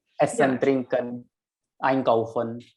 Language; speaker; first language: German; non-native, local second language; Hindi